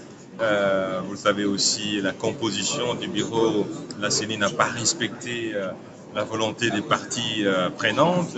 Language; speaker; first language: French; non-native, local second language; Kongo